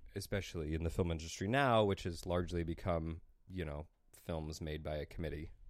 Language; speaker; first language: English; native; English